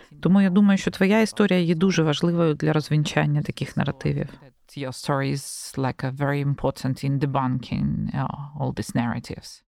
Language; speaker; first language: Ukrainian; native; Ukrainian